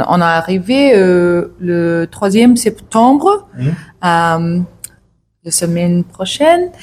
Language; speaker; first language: French; non-native, learner; English